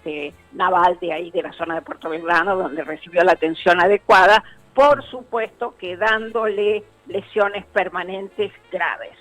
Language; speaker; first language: Spanish; native; Spanish